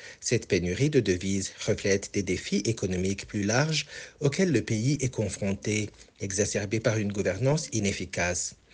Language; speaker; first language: French; non-native, local second language; Rundi